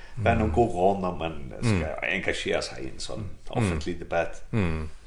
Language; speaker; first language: Danish; non-native, local second language; Faroese